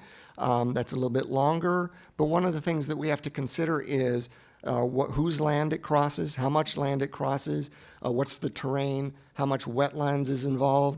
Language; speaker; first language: English; native; English